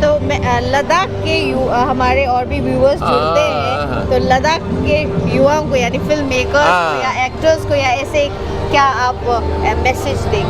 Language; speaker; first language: Hindi; native; Hindi